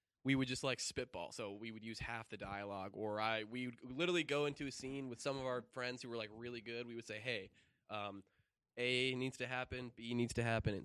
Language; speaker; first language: English; native; English